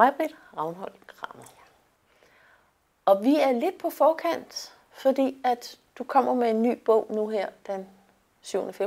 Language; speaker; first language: Danish; native; Danish